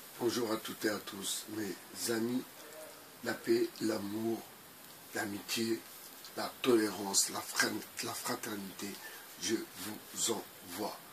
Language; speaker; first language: French; native; French